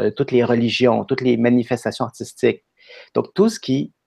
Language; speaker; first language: French; native; French